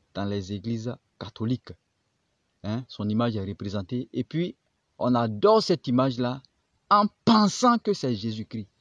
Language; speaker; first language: French; non-native, local second language; Baoulé